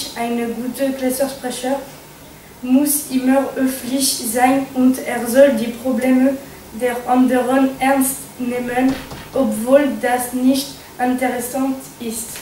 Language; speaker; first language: German; non-native, learner; French